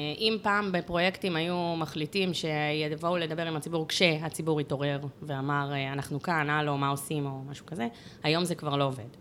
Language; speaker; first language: Hebrew; native; Hebrew